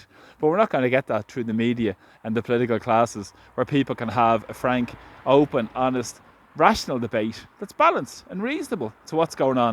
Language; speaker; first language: English; native; English